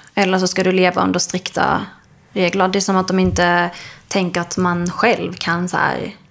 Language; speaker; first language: Swedish; early bilingual, other home language; Arabic